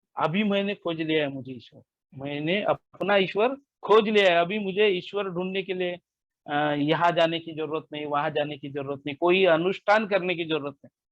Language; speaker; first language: Hindi; non-native, local second language; Marathi